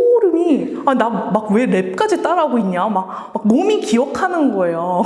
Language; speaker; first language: Korean; native; Korean